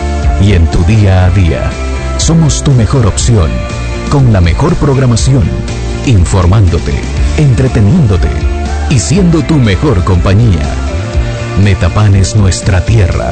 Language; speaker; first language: Spanish; native; Spanish